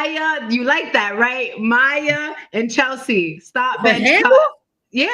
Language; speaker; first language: English; native; English